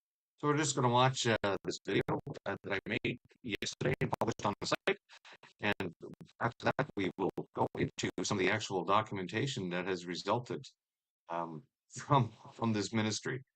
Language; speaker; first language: English; native; English